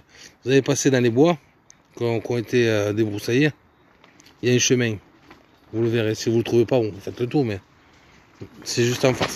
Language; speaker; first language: French; native; French